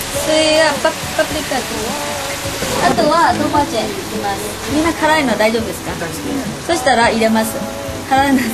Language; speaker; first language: Japanese; non-native, learner; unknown